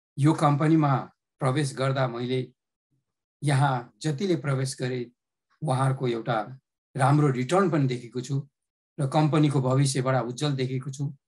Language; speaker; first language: Nepali; native; Nepali